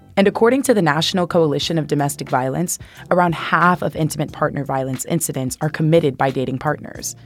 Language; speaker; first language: English; native; English